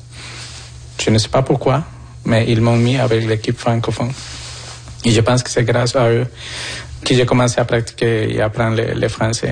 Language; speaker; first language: French; non-native, fluent; Spanish